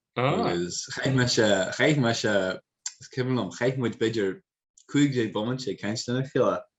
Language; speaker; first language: Irish; non-native, local second language; English